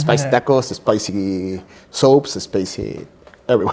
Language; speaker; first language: English; non-native, learner; Spanish